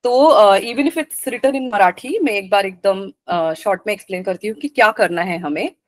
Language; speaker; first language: Hindi; non-native, local second language; Marathi